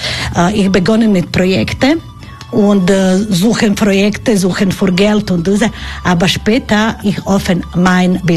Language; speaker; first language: German; non-native, learner; Croatian